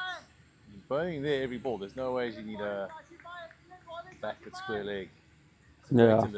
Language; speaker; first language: English; native; English